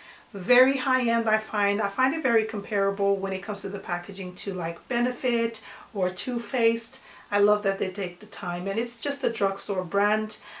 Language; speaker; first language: English; non-native, fluent; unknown